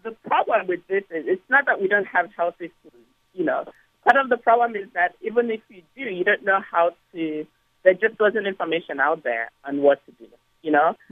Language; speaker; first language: English; non-native, local second language; Igbo